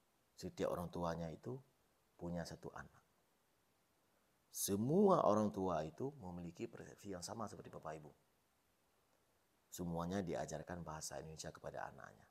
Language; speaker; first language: Indonesian; non-native, local second language; Achinese